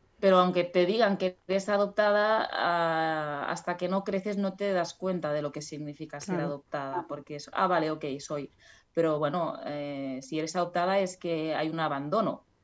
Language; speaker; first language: Spanish; non-native, local second language; Catalan